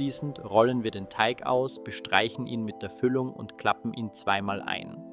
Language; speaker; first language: German; native; German